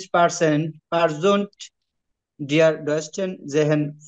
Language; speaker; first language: German; non-native, learner; Bangla